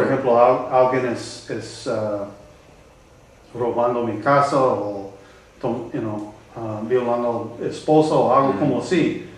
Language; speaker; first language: Spanish; non-native, learner; English